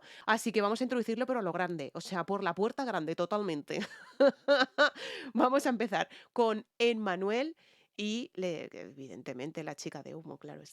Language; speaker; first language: Spanish; native; Spanish